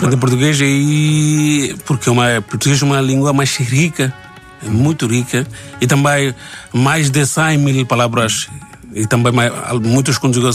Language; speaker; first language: Portuguese; non-native, learner; Bangla